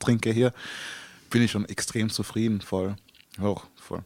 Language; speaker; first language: German; early bilingual, other home language; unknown